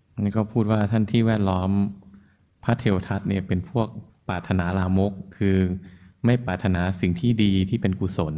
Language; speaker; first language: Thai; native; Thai